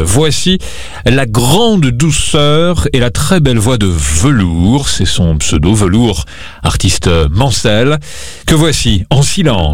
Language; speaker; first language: French; native; French